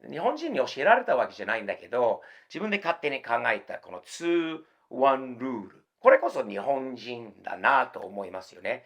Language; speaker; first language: Japanese; non-native, fluent; English